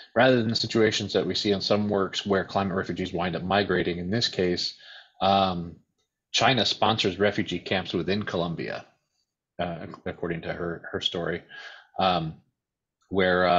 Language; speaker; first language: English; native; English